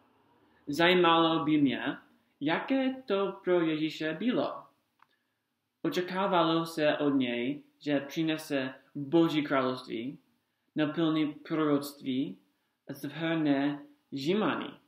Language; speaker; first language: Czech; non-native, fluent; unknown